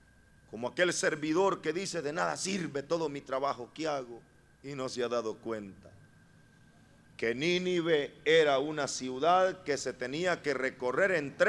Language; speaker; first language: Spanish; native; Spanish